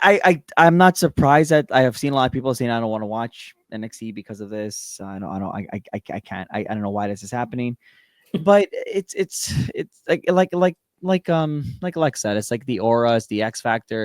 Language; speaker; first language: English; native; English